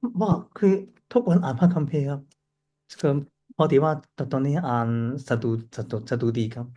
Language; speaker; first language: Thai; non-native, learner; Cantonese